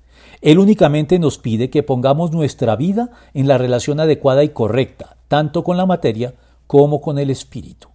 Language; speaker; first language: Spanish; native; Spanish